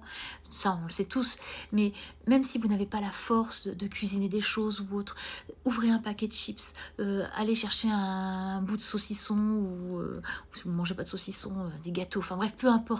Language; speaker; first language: French; native; French